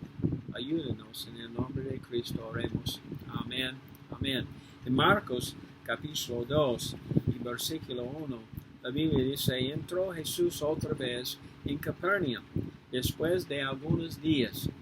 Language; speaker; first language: Spanish; non-native, fluent; English